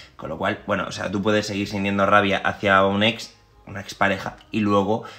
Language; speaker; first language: Spanish; native; Spanish